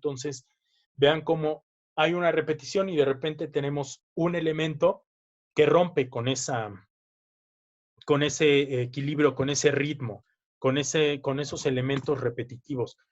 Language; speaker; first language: Spanish; native; Spanish